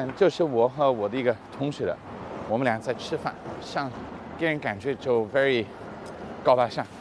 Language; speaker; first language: Chinese; non-native, fluent; English